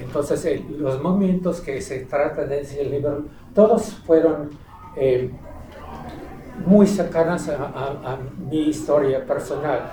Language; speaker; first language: Spanish; non-native, fluent; English